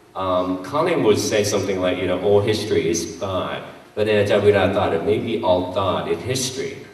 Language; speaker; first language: English; non-native, fluent; Thai